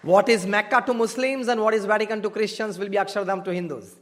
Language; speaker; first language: English; non-native, local second language; Gujarati